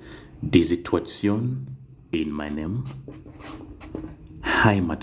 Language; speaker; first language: German; non-native, fluent; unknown